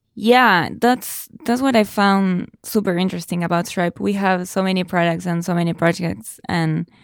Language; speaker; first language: English; non-native, fluent; Spanish